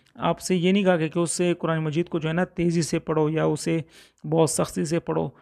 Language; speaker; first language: Urdu; non-native, local second language; Punjabi